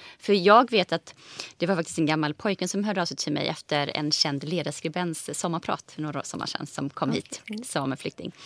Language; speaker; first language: Swedish; early bilingual, other home language; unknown